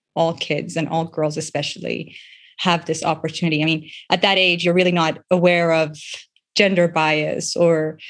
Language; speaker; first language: English; non-native, local second language; Persian